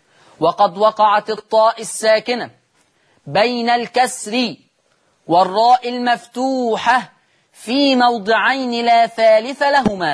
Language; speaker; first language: Arabic; native; Arabic